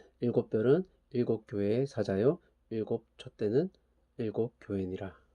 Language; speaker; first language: Korean; native; Korean